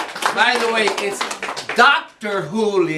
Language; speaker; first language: English; non-native, fluent; Spanish